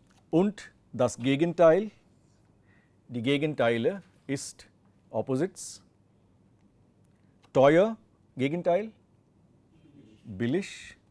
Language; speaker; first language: German; non-native, fluent; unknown